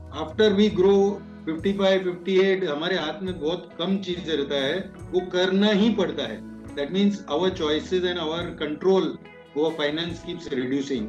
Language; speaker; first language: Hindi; non-native, local second language; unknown